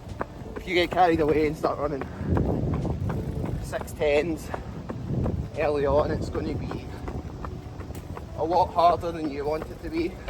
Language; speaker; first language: English; native; English